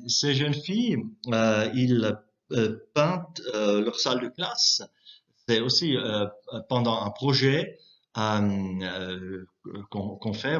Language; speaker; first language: French; non-native, local second language; German